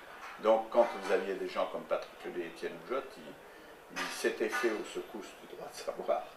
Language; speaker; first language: French; native; French